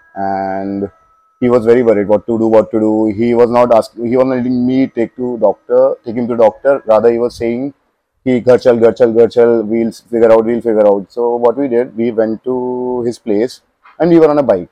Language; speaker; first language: English; non-native, local second language; Hindi